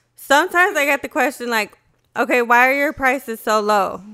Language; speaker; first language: English; native; English